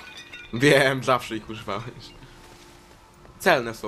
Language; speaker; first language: Polish; native; Polish